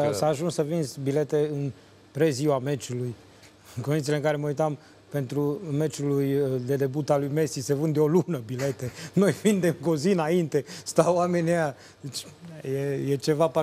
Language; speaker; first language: Romanian; native; Romanian